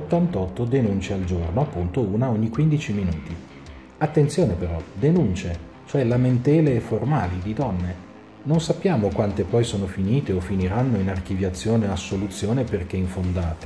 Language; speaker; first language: Italian; native; Italian